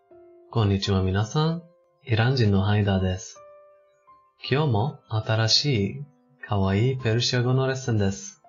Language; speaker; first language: Japanese; non-native, fluent; Persian